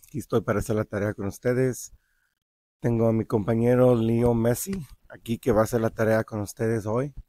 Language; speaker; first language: Spanish; early bilingual, heritage; Spanish